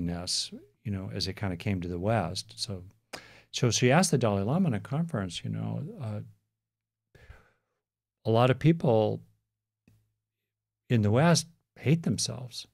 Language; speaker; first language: English; native; English